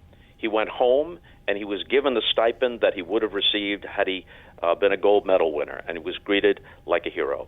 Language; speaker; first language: English; native; English